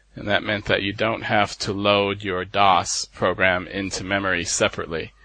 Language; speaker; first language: English; native; English